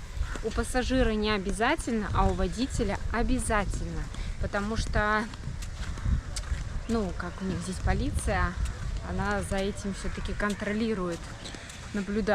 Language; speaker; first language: Russian; native; Russian